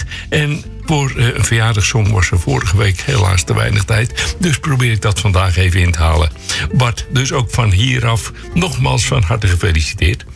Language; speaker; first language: Dutch; native; Dutch